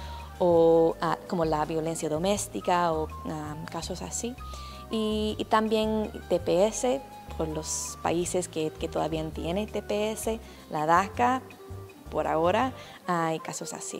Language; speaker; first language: Spanish; non-native, fluent; English